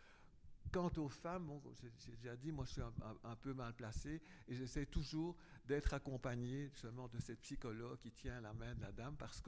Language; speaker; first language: French; native; French